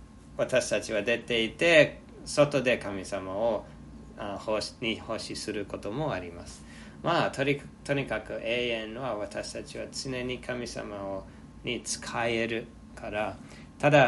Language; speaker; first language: Japanese; non-native, fluent; English